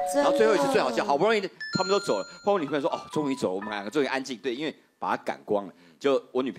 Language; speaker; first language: Chinese; native; Chinese